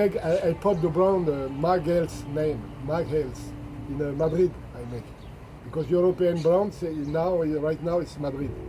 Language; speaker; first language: English; non-native, learner; French